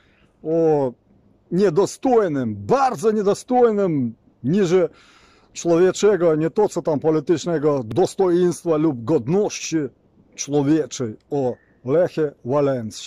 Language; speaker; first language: Polish; non-native, fluent; Ukrainian